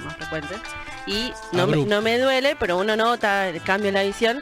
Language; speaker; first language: Spanish; native; Spanish